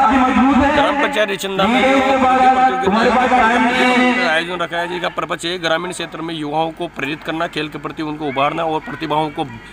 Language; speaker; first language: Hindi; native; Hindi